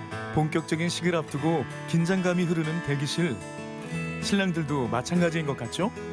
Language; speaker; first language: Korean; native; Korean